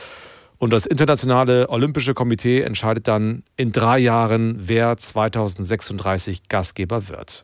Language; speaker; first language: German; native; German